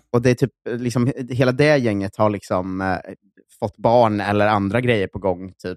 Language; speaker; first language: Swedish; native; Swedish